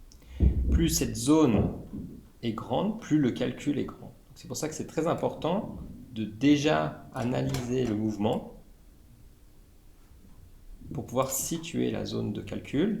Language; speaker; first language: French; native; French